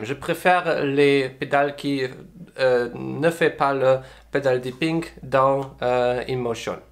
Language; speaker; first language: French; non-native, learner; English